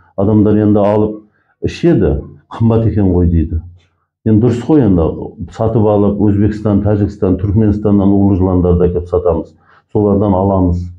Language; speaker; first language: Kazakh; early bilingual, heritage; Kazakh